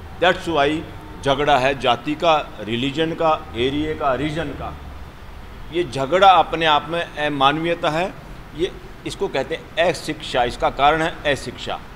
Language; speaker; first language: Hindi; native; Hindi